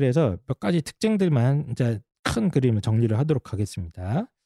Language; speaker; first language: Korean; native; Korean